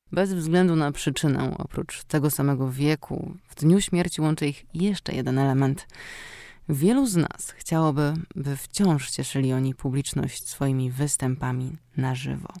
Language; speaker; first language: Polish; native; Polish